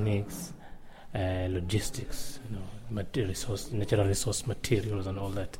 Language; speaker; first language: English; non-native, local second language; Swahili